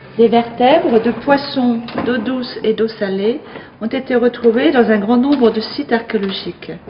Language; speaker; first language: French; native; French